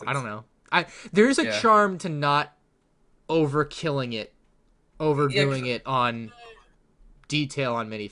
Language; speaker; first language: English; native; English